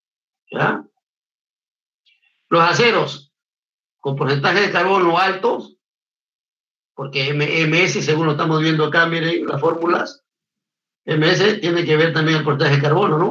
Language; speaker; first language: Spanish; native; Spanish